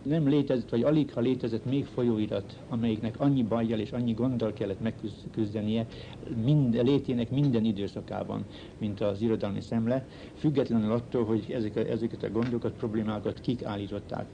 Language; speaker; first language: Hungarian; native; Hungarian